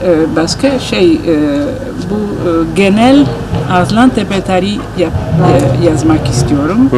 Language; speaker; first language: Turkish; non-native, learner; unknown